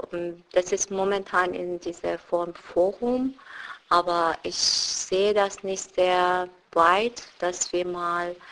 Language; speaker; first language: German; non-native, fluent; Persian